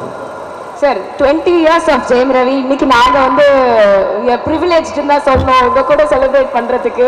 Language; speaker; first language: Tamil; native; Tamil